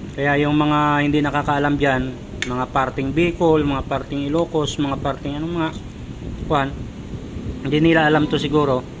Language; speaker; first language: Filipino; non-native, local second language; Hiligaynon